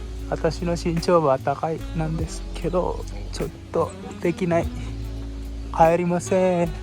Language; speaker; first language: Japanese; non-native, learner; Sinhala